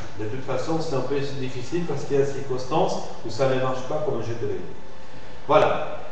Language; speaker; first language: French; non-native, fluent; Spanish